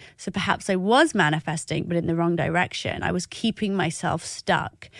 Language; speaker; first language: English; native; English